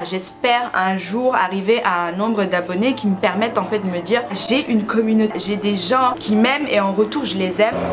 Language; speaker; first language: French; early bilingual, other home language; Wolof